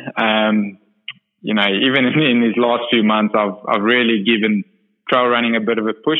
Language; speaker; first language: English; non-native, local second language; Afrikaans